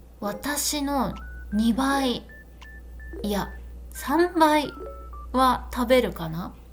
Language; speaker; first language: Japanese; native; Japanese